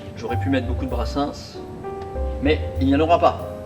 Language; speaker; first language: French; native; French